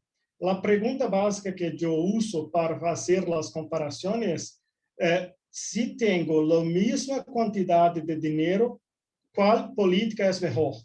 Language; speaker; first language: Spanish; non-native, fluent; Portuguese